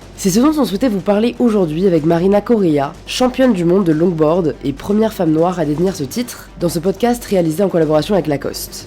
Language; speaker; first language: French; native; French